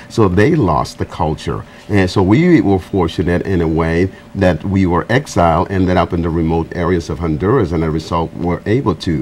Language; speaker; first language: English; non-native, fluent; Spanish